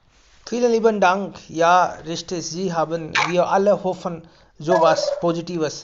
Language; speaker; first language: German; non-native, fluent; Hindi